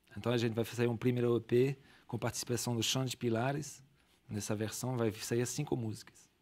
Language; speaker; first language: Portuguese; non-native, fluent; French